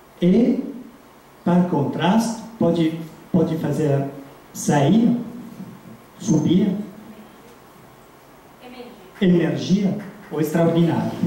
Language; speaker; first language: Portuguese; non-native, fluent; Italian